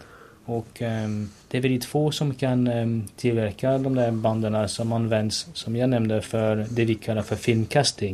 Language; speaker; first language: Swedish; non-native, fluent; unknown